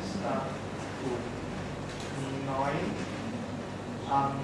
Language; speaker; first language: German; non-native, learner; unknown